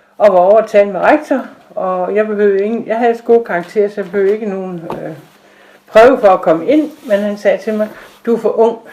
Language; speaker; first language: Danish; native; Danish